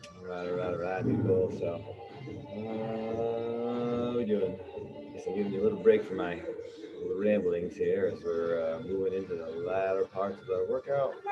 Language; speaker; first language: English; native; English